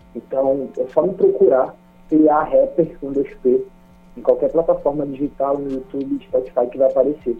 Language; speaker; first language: Portuguese; native; Portuguese